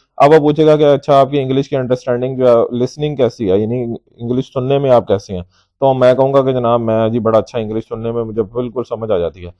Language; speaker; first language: Urdu; native; Urdu